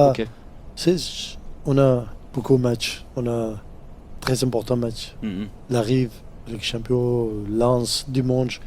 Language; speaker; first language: French; non-native, fluent; Arabic